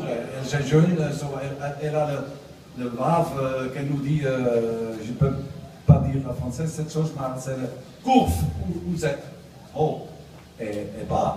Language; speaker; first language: French; non-native, learner; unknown